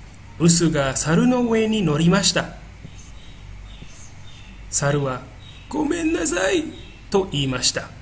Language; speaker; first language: Japanese; non-native, fluent; Indonesian